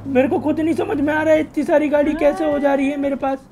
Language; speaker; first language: Hindi; native; Hindi